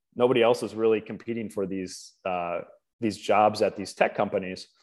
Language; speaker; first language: English; native; English